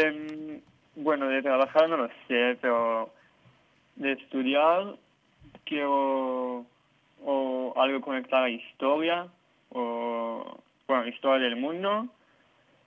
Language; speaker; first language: Spanish; non-native, learner; Hebrew